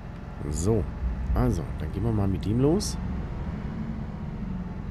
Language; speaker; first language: German; native; German